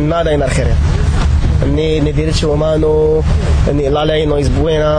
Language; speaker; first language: Spanish; non-native, learner; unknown